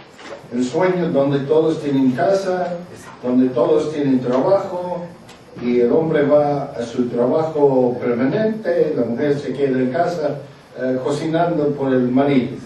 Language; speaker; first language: Spanish; non-native, fluent; English